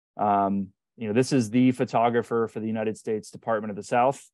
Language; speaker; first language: English; native; English